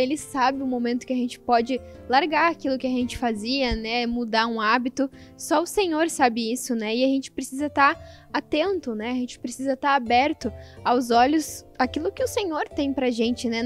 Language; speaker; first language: Portuguese; native; Portuguese